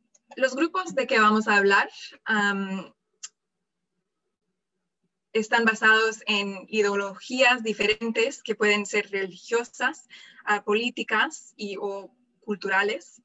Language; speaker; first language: Spanish; non-native, fluent; English